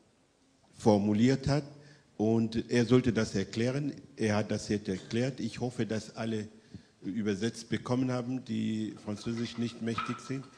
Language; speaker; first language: German; non-native, fluent; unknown